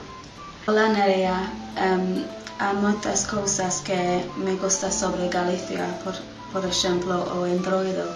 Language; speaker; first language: Galician; non-native, learner; English